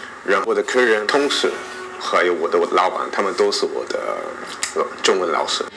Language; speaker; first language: Chinese; non-native, learner; English